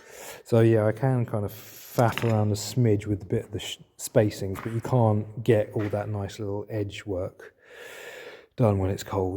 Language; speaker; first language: English; native; English